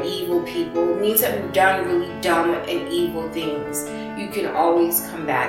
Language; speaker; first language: English; native; English